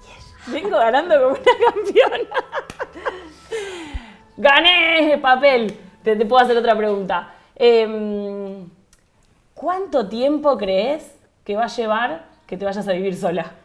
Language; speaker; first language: Spanish; native; Spanish